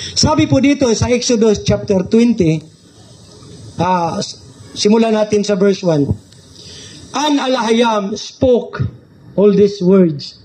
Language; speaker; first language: Filipino; non-native, local second language; Cebuano